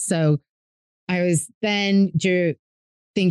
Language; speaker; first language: English; native; English